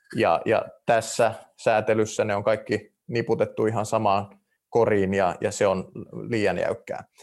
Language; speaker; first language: Finnish; native; Finnish